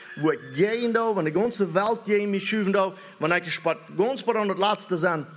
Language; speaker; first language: German; native; German